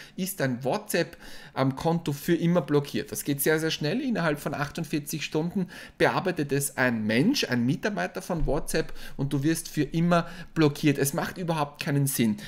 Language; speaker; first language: German; native; German